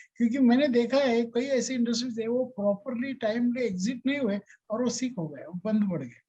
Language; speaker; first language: Hindi; non-native, local second language; Marathi